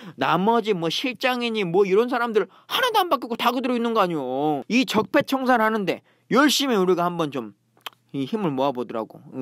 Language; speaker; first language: Korean; native; Korean